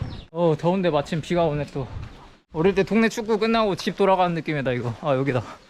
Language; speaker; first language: Korean; native; Korean